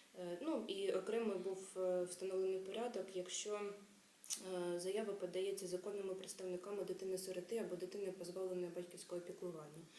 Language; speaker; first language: Ukrainian; native; Ukrainian